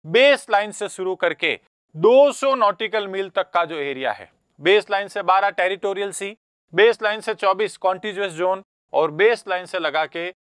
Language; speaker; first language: Hindi; native; Hindi